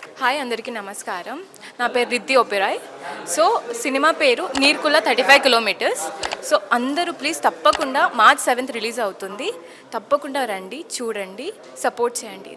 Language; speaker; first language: Telugu; non-native, learner; Hindi